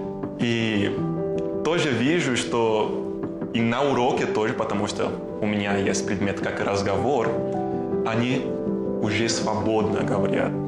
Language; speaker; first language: Russian; non-native, fluent; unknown